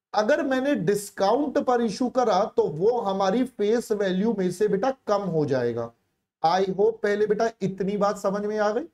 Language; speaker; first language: Hindi; native; Hindi